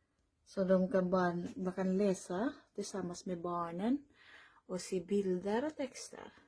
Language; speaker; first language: Swedish; non-native, learner; Filipino